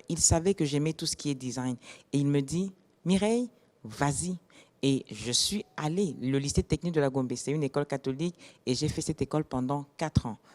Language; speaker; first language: French; non-native, local second language; Lingala